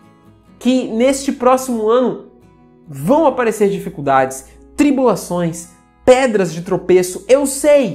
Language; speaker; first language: Portuguese; native; Portuguese